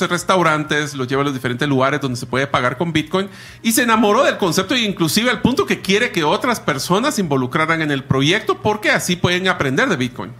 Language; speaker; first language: Spanish; native; Spanish